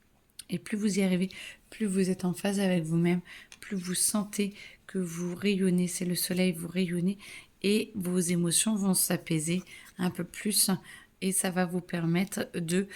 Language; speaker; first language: French; native; French